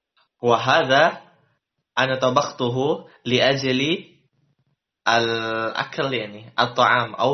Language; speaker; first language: Arabic; non-native, learner; Indonesian